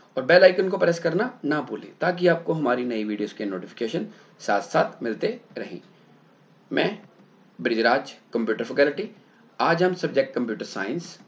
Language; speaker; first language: Hindi; non-native, local second language; Punjabi